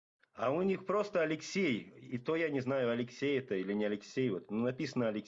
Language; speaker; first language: Russian; native; Russian